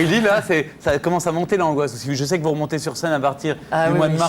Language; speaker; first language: French; native; French